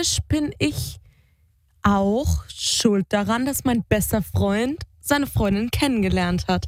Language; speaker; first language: German; native; German